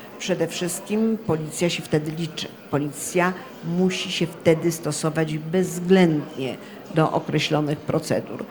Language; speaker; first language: Polish; native; Polish